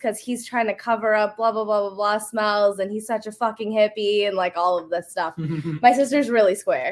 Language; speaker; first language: English; native; English